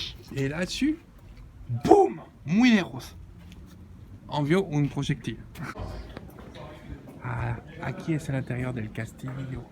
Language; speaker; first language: Spanish; non-native, learner; French